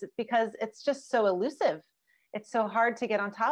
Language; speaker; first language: English; native; English